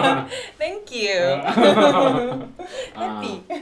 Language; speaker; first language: English; non-native, fluent; Korean